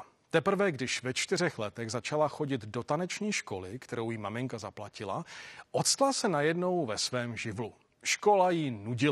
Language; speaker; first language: Czech; native; Czech